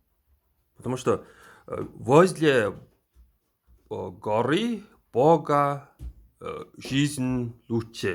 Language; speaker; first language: Russian; non-native, fluent; Mongolian